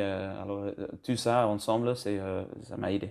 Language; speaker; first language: French; non-native, learner; English